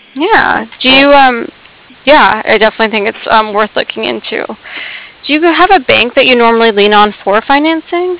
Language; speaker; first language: English; native; English